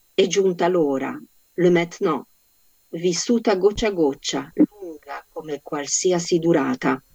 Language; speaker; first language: Italian; non-native, fluent; Polish